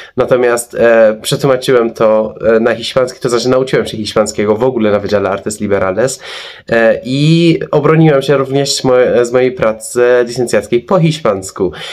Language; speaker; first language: Polish; non-native, fluent; Persian